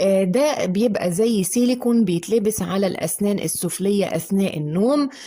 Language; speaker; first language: Arabic; native; Arabic